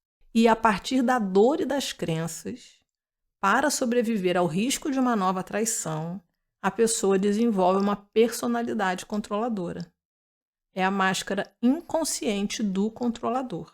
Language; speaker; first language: Portuguese; native; Portuguese